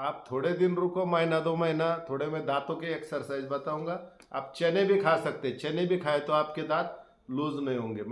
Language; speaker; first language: Hindi; non-native, local second language; Marathi